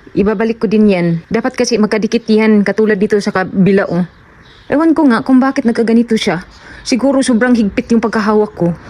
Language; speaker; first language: Filipino; non-native, local second language; Cebuano